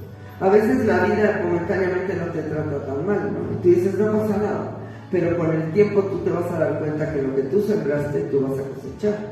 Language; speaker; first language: Spanish; native; Spanish